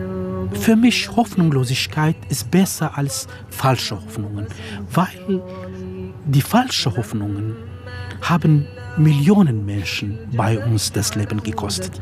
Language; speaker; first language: German; non-native, fluent; Kurdish